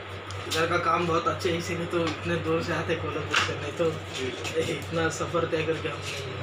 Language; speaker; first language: Hindi; non-native, local second language; Marathi